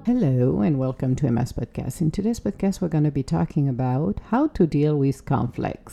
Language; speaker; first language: English; non-native, fluent; French